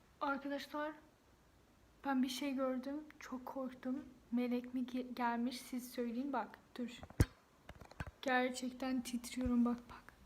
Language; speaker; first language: Turkish; non-native, fluent; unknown